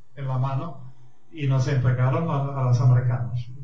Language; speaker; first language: Spanish; non-native, fluent; German